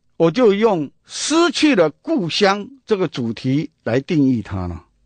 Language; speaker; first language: Chinese; non-native, local second language; Min Nan Chinese